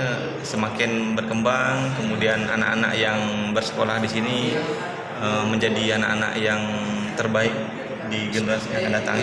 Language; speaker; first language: Indonesian; native; Indonesian